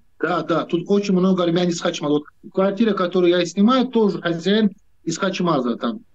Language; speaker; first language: Russian; non-native, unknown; Turkish